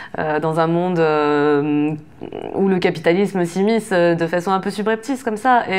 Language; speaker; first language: French; native; French